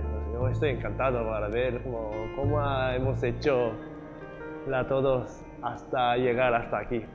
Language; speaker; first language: Spanish; non-native, learner; Japanese